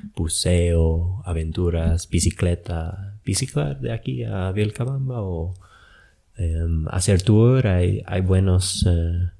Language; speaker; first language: Spanish; non-native, fluent; English